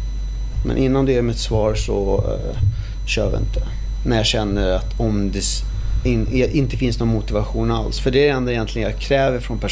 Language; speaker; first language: Swedish; early bilingual, other home language; Arabic